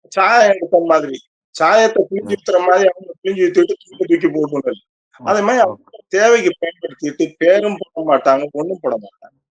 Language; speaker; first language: Tamil; native; Tamil